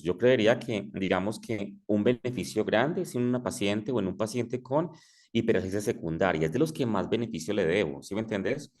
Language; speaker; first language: Spanish; native; Spanish